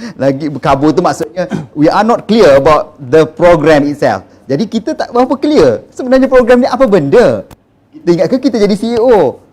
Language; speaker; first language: Malay; native; Malay